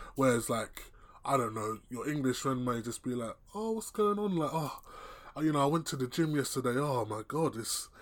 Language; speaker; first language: English; native; English